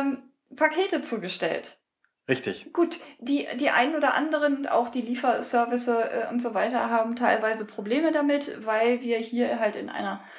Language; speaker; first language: German; native; German